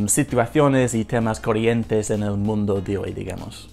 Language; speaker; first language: Spanish; non-native, fluent; English